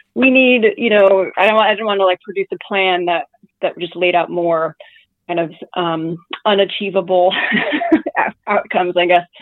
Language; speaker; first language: English; native; English